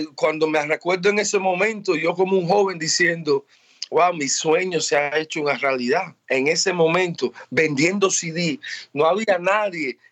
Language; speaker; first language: Spanish; early bilingual, heritage; Spanish